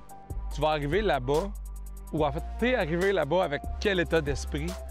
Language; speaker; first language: French; native; French